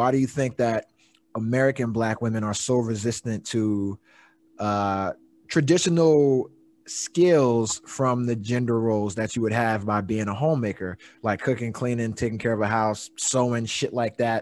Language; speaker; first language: English; native; English